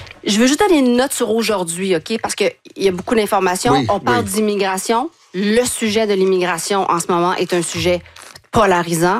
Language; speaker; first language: French; native; French